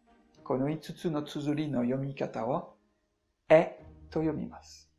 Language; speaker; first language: Japanese; non-native, fluent; French